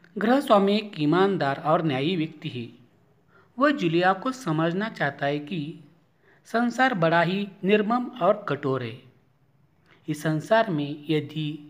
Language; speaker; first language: Hindi; non-native, local second language; Marathi